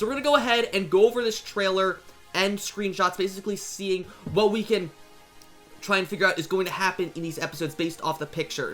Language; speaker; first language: English; native; English